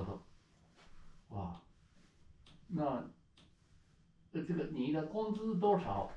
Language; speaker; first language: Chinese; non-native, learner; Japanese